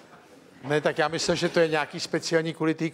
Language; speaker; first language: Czech; native; Czech